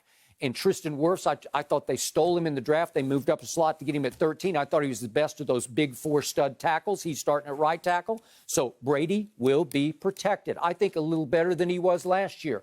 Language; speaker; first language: English; native; English